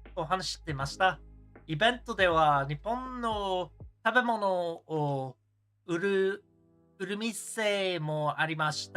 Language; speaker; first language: Japanese; non-native, learner; English